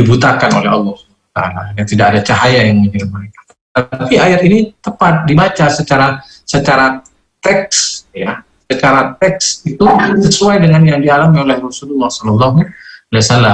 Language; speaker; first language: Indonesian; native; Indonesian